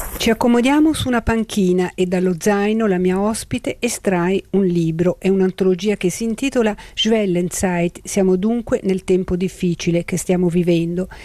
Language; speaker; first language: Italian; native; Italian